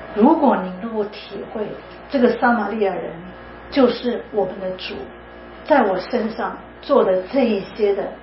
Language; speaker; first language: Chinese; native; Chinese